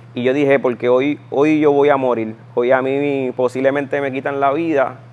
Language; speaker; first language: Spanish; native; Spanish